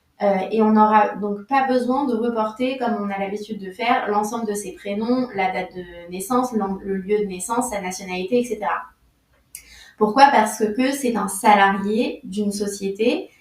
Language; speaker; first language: French; native; French